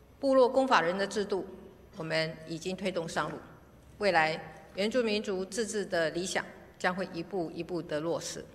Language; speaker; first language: Chinese; native; Chinese